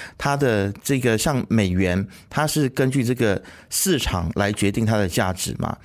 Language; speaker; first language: Chinese; native; Chinese